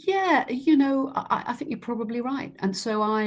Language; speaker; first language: English; native; English